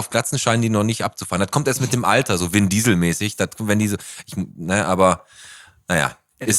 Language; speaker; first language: German; native; German